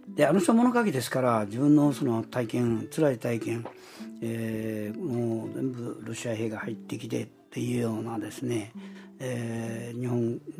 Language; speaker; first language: Japanese; native; Japanese